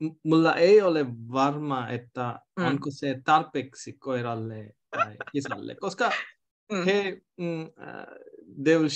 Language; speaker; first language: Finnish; non-native, learner; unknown